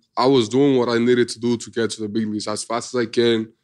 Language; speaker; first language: English; early bilingual, other home language; Spanish